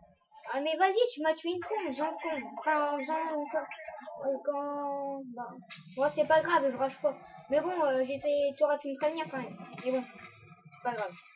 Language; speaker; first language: French; native; French